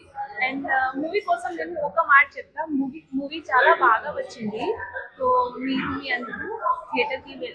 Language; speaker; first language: Telugu; non-native, learner; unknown